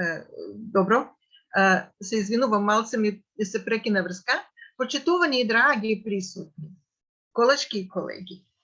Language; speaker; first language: Macedonian; non-native, fluent; Russian